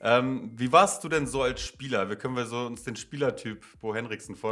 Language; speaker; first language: German; native; German